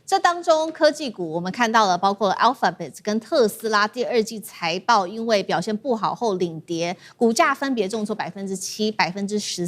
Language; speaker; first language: Chinese; native; Chinese